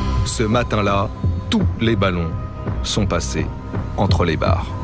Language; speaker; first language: French; native; French